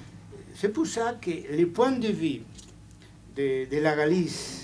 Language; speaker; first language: French; non-native, fluent; Spanish